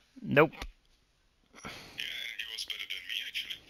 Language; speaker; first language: English; native; English